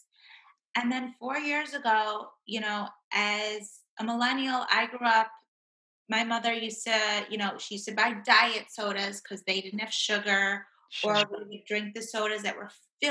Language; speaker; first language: English; native; English